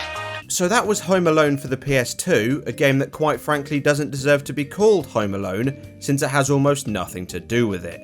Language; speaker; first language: English; native; English